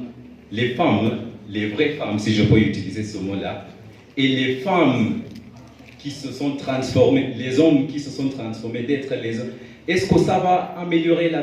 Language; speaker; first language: French; non-native, fluent; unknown